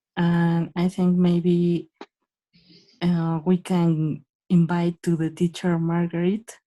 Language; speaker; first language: English; non-native, learner; Spanish